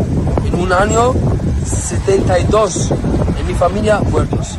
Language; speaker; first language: Spanish; non-native, learner; Arabic